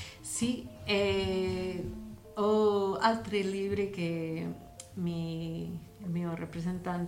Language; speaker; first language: Italian; non-native, learner; English